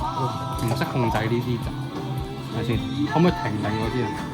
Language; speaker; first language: Chinese; native; Chinese